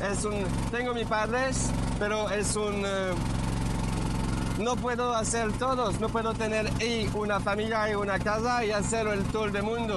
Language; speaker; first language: Spanish; non-native, learner; French